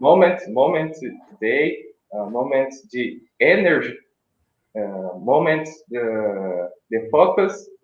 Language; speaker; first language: English; non-native, learner; Portuguese